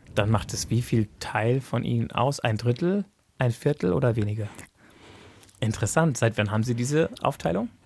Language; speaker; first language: German; native; German